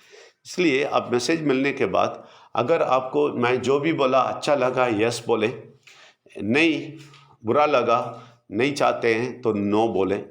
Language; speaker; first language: Hindi; non-native, local second language; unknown